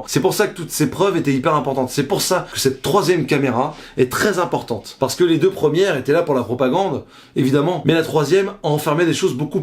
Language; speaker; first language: French; native; French